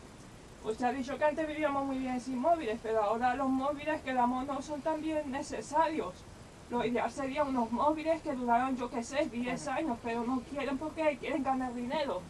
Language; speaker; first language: Spanish; native; Spanish